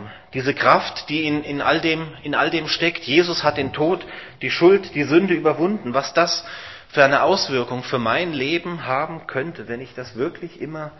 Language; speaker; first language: German; native; German